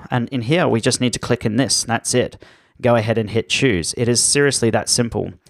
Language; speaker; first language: English; native; English